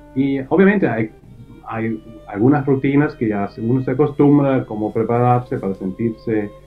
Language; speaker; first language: Spanish; early bilingual, heritage; German